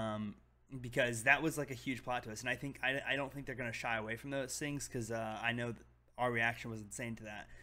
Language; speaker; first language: English; native; English